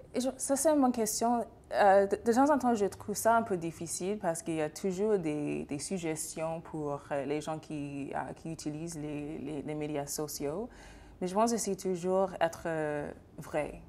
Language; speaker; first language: French; non-native, fluent; English